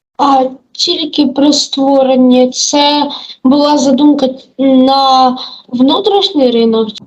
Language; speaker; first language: Ukrainian; native; Ukrainian